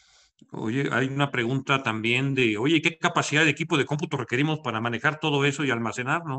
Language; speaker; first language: Spanish; native; Spanish